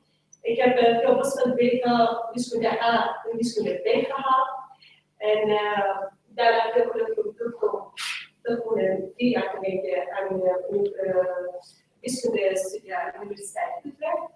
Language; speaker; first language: Dutch; non-native, local second language; Persian